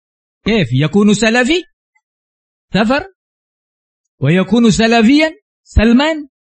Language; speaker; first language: Arabic; non-native, fluent; Indonesian